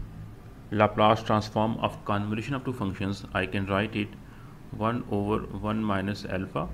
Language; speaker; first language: English; non-native, local second language; Urdu